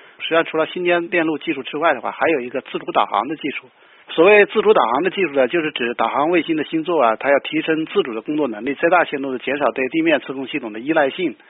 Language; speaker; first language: Chinese; native; Chinese